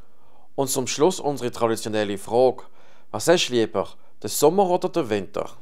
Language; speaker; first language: German; native; German